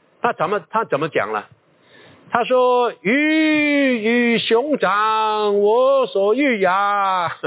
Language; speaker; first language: Chinese; non-native, local second language; Cantonese